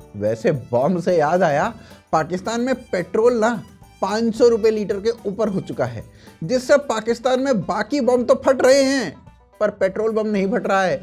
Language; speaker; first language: Hindi; native; Hindi